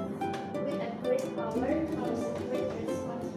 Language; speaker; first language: English; non-native, learner; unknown